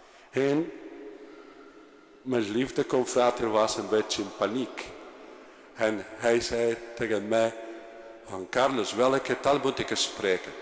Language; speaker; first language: Dutch; non-native, fluent; Spanish